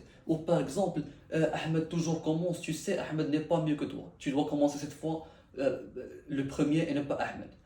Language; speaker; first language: French; non-native, learner; Arabic